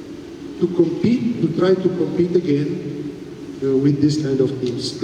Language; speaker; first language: English; non-native, fluent; Italian